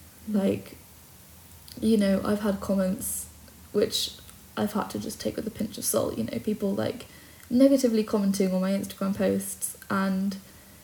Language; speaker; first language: English; native; English